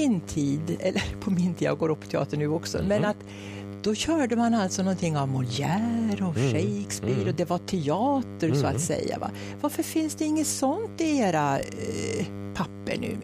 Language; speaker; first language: Swedish; native; Swedish